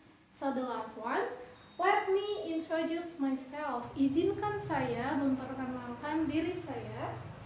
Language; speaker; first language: English; non-native, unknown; Sundanese